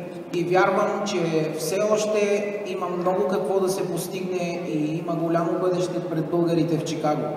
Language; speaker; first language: Bulgarian; native; Bulgarian